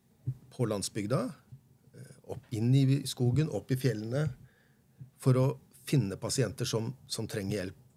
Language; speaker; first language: Norwegian; native; Norwegian